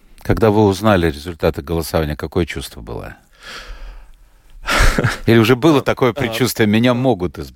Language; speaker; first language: Russian; native; Russian